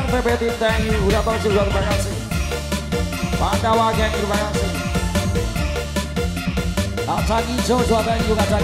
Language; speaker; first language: Indonesian; non-native, local second language; Javanese